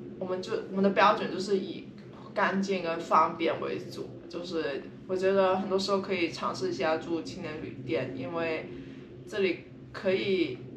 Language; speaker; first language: Chinese; non-native, local second language; Cantonese